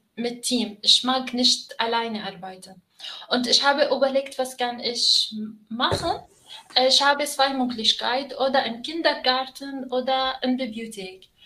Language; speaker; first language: German; non-native, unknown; Arabic